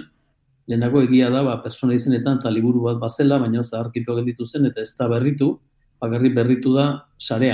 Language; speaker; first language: Basque; native; Basque